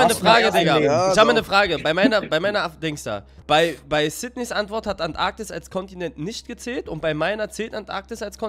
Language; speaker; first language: German; native; German